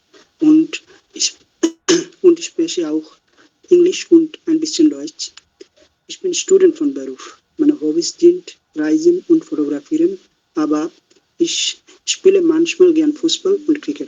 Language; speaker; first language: German; non-native, learner; Bangla